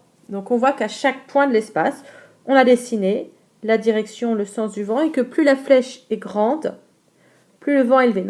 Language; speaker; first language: French; native; French